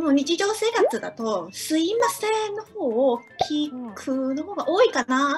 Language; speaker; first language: Japanese; non-native, fluent; Cantonese